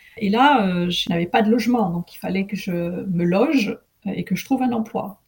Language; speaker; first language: French; early bilingual, other home language; Arabic